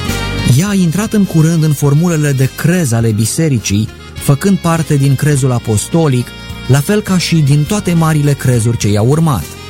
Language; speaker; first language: Romanian; native; Romanian